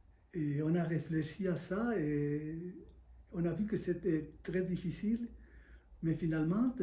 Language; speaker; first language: French; non-native, fluent; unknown